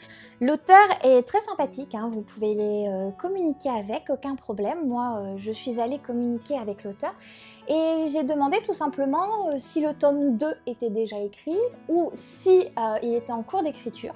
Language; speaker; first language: French; native; French